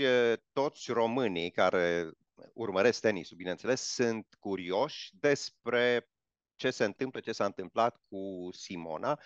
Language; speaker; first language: Romanian; native; Romanian